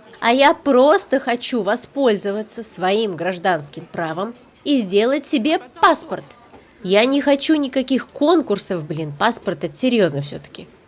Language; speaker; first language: Russian; native; Russian